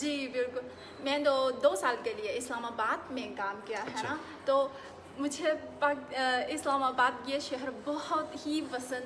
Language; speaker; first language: Hindi; non-native, fluent; Chinese